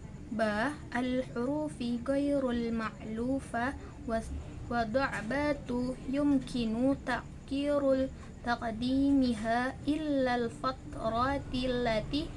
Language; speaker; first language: Arabic; non-native, learner; Indonesian